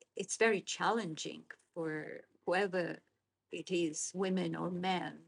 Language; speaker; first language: English; non-native, fluent; Azerbaijani